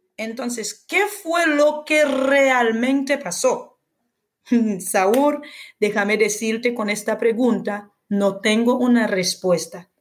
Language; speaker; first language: Spanish; non-native, fluent; Haitian Creole